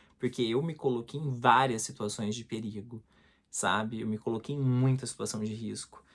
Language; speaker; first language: Portuguese; native; Portuguese